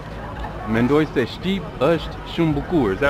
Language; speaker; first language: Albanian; non-native, learner; English